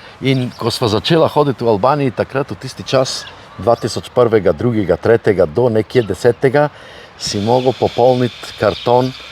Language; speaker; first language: Slovenian; non-native, fluent; Albanian